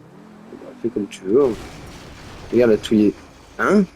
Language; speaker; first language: French; native; French